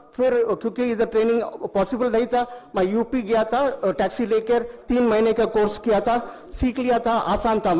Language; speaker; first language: Hindi; non-native, local second language; Tamil